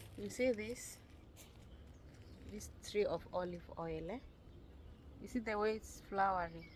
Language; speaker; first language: English; non-native, learner; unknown